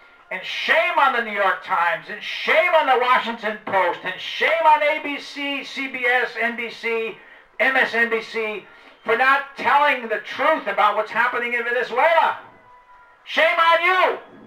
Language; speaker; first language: English; native; English